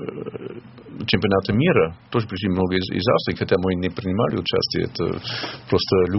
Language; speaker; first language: Russian; non-native, fluent; German